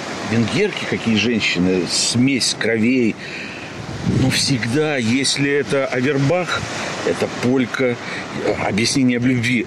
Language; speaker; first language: Russian; native; Russian